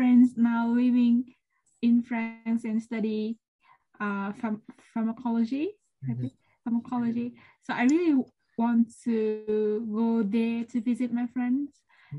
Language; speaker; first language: English; non-native, learner; Vietnamese